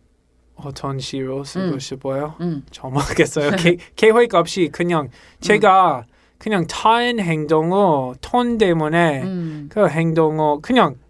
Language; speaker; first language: Korean; non-native, learner; English